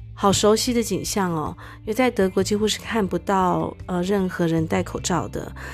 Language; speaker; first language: Chinese; native; Chinese